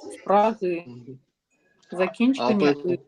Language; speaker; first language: Ukrainian; non-native, learner; Russian